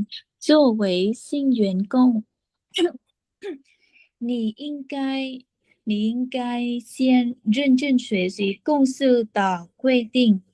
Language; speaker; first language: Chinese; non-native, learner; Vietnamese